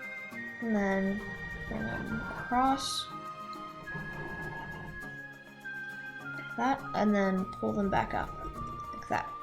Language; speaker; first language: English; native; English